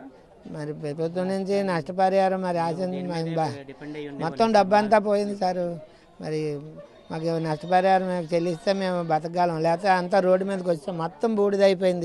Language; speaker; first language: Telugu; native; Telugu